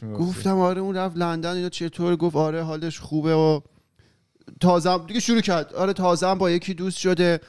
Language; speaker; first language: Persian; native; Persian